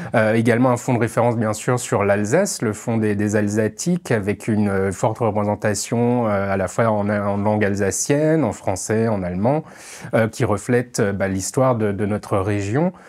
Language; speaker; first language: French; native; French